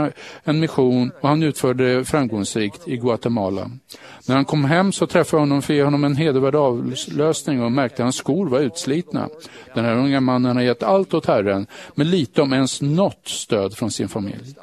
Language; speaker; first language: Swedish; native; Swedish